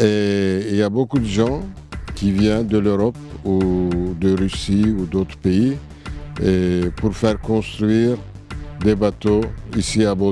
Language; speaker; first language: French; non-native, fluent; Turkish